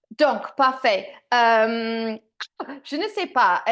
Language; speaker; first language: French; non-native, learner; English